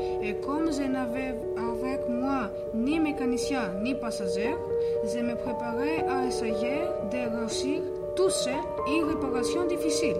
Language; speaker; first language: French; non-native, learner; Greek